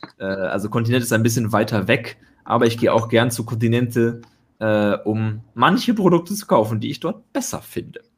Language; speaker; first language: German; native; German